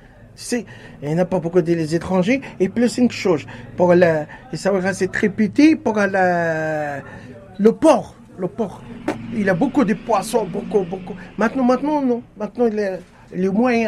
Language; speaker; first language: French; non-native, learner; Arabic